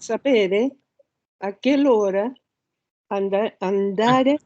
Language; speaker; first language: Italian; non-native, learner; Spanish